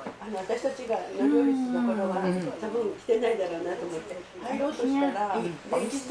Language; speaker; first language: Japanese; native; Japanese